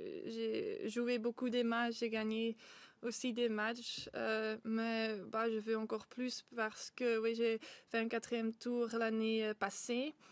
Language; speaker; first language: French; non-native, local second language; Dutch